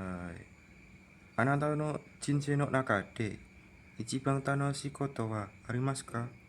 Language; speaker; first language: Japanese; non-native, fluent; Indonesian